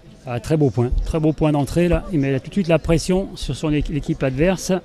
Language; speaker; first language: French; native; French